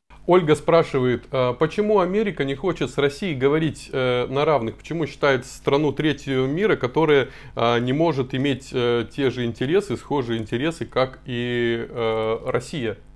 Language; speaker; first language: Russian; native; Russian